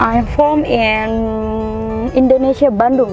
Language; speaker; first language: English; non-native, learner; Indonesian